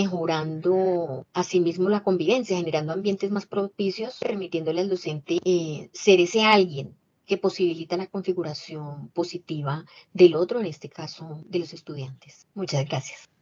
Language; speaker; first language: Spanish; native; Spanish